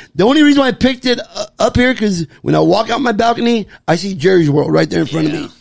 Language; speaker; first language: English; native; English